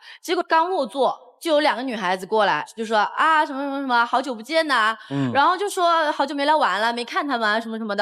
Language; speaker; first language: Chinese; native; Chinese